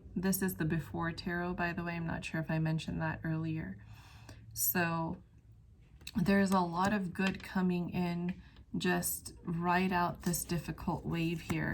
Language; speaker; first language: English; native; English